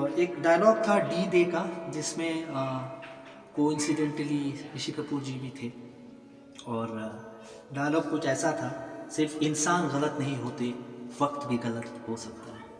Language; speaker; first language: Hindi; non-native, local second language; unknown